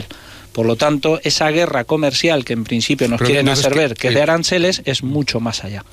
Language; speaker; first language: Spanish; native; Spanish